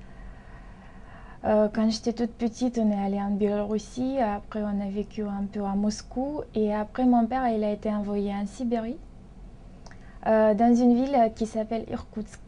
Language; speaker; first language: French; non-native, fluent; Russian